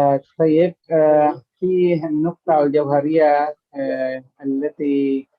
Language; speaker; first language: Arabic; non-native, fluent; Indonesian